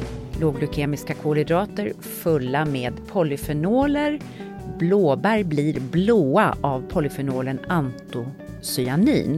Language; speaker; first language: Swedish; native; Swedish